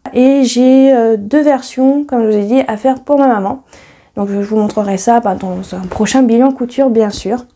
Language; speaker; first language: French; native; French